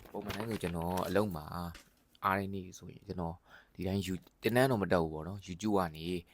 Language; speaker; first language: Burmese; native; Burmese